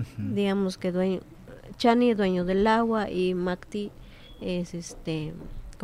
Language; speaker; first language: Spanish; non-native, local second language; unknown